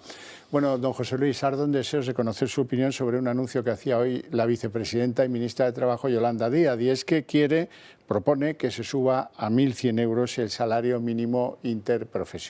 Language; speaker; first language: Spanish; native; Spanish